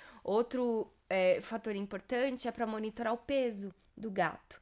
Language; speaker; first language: Portuguese; native; Portuguese